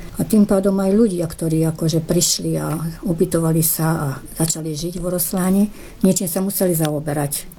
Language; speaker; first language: Slovak; early bilingual, heritage; Slovak